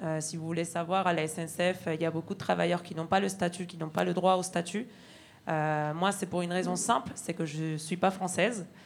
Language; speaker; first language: French; non-native, fluent; Spanish